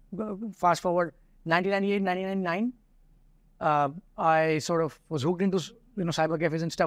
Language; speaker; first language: English; non-native, local second language; Hindi